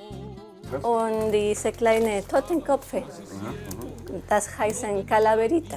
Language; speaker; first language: German; non-native, learner; Spanish